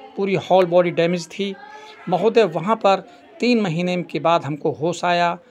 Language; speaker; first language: Hindi; native; Hindi